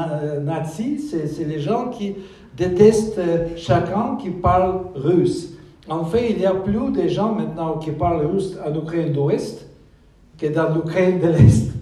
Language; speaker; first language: French; non-native, fluent; Russian